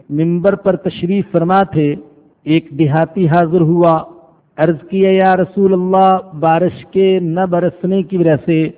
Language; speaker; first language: Urdu; non-native, local second language; Punjabi